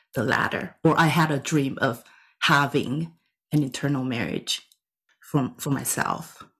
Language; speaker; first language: English; non-native, fluent; Chinese